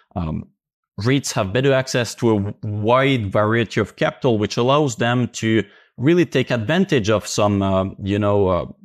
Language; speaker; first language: English; non-native, fluent; Finnish